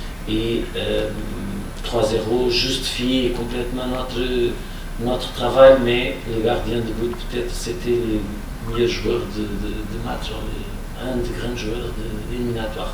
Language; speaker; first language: French; non-native, fluent; Portuguese